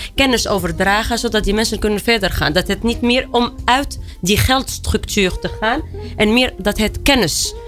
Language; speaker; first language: Dutch; non-native, fluent; Arabic